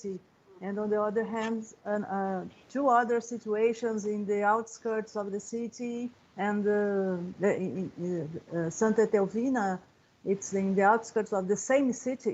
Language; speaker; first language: English; non-native, learner; Portuguese